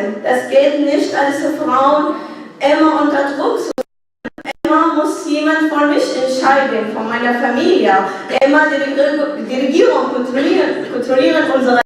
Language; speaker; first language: German; non-native, learner; Arabic